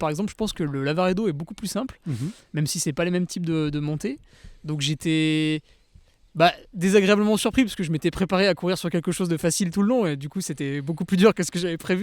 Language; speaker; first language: French; native; French